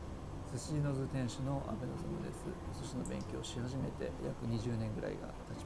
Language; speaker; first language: Japanese; native; Japanese